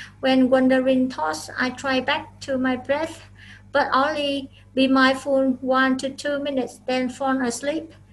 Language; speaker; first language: English; non-native, fluent; Vietnamese